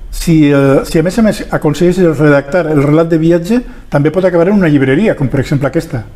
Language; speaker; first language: Catalan; non-native, local second language; Spanish